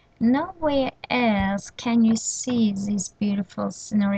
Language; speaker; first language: English; non-native, fluent; Azerbaijani